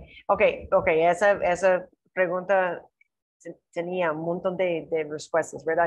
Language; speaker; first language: Spanish; non-native, learner; English